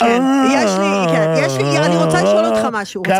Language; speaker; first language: Hebrew; native; Hebrew